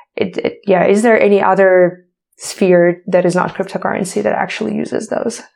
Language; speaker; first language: English; non-native, fluent; Ukrainian